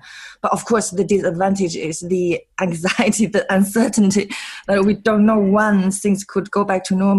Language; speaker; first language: English; non-native, fluent; Chinese